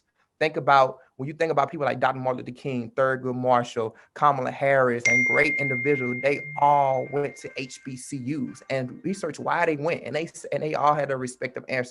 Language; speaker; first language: English; native; English